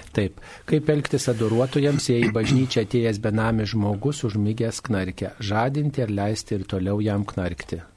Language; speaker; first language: Lithuanian; native; Lithuanian